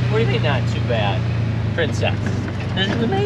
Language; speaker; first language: English; native; English